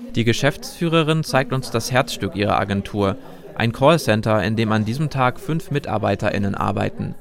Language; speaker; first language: German; native; German